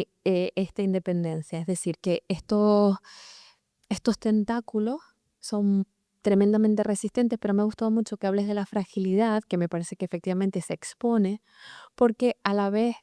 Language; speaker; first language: Spanish; native; Spanish